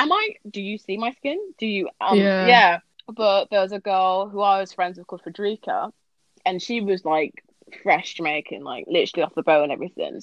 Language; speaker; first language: English; native; English